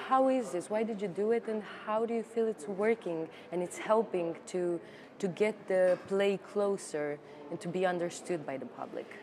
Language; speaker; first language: English; non-native, fluent; Romanian